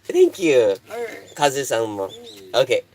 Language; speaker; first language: English; native; English